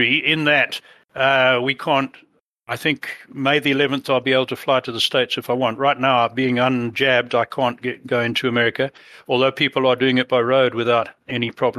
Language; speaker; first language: English; native; English